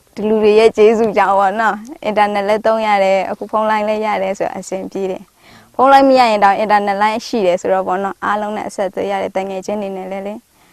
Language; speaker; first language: Burmese; native; Burmese